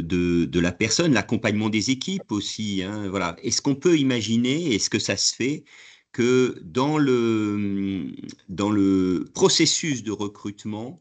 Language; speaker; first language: French; native; French